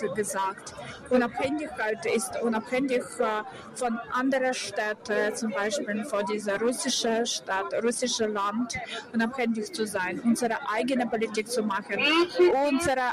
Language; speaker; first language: German; non-native, fluent; Ukrainian